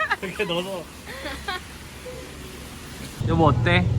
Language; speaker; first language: Korean; native; Korean